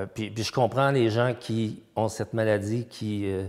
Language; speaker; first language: French; native; French